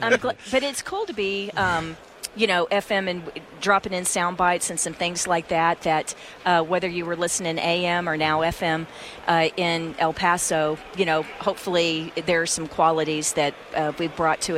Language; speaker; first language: English; native; English